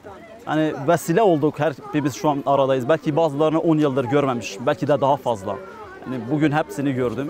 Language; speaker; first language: Turkish; non-native, local second language; Kurdish